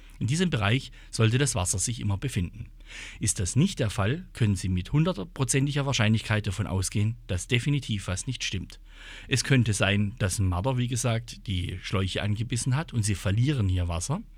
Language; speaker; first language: German; native; German